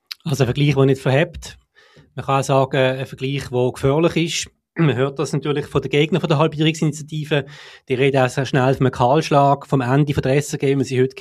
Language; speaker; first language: German; native; German